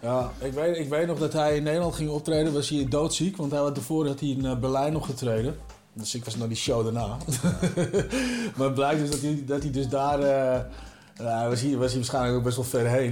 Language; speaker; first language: Dutch; native; Dutch